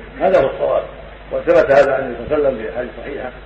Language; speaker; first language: Arabic; native; Arabic